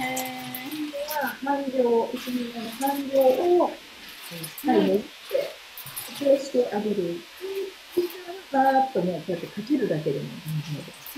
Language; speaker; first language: Japanese; native; Japanese